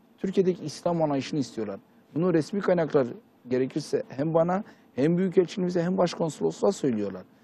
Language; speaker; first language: Turkish; early bilingual, heritage; Turkish